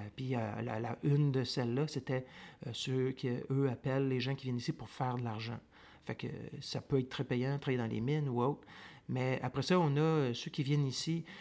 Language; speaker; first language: French; native; French